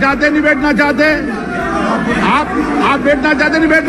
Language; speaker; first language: Hindi; native; Hindi